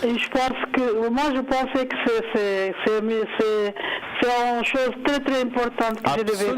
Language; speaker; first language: French; non-native, learner; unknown